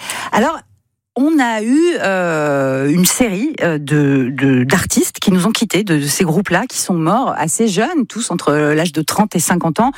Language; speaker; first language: French; native; French